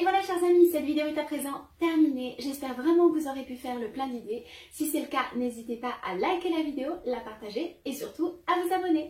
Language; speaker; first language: French; native; French